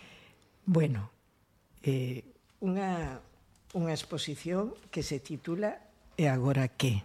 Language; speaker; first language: Galician; non-native, local second language; Spanish